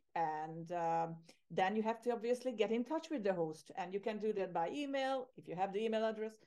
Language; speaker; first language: English; non-native, fluent; Hungarian